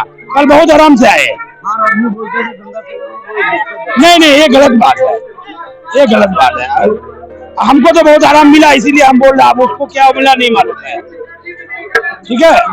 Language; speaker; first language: Hindi; non-native, local second language; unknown